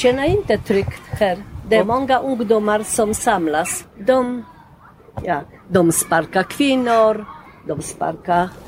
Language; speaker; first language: Swedish; non-native, learner; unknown